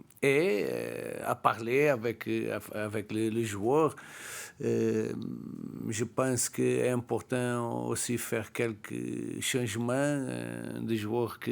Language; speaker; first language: French; non-native, learner; Portuguese